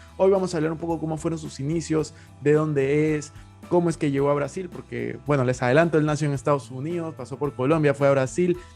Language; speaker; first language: Spanish; native; Spanish